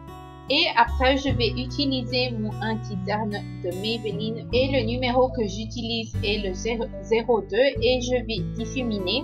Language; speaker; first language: French; non-native, learner; Spanish